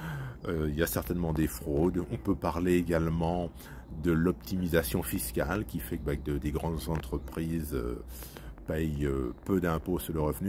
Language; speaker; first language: French; native; French